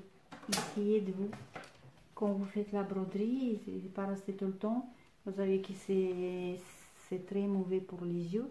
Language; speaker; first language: French; non-native, fluent; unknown